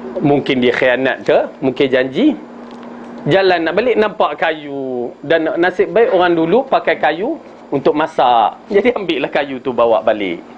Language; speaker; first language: Malay; native; Malay